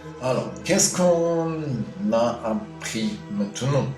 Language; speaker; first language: French; non-native, fluent; German